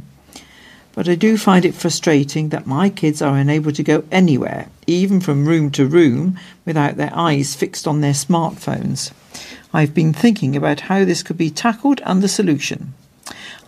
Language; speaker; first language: English; native; English